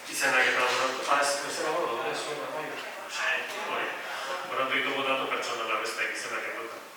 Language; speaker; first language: Basque; native; Basque